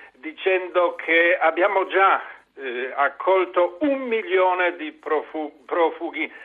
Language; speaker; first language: Italian; non-native, fluent; Polish